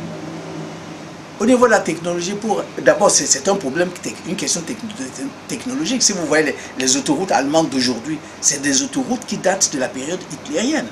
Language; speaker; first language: French; non-native, local second language; Duala